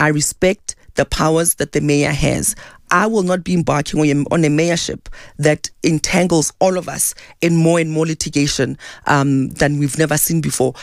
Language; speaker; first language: English; non-native, local second language; Southern Sotho